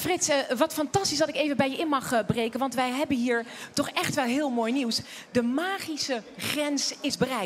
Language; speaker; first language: Dutch; native; Dutch